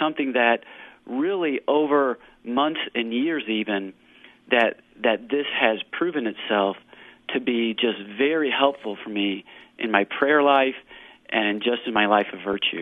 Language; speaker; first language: English; native; English